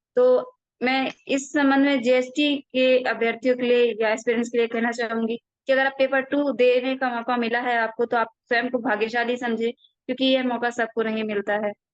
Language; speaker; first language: Hindi; native; Hindi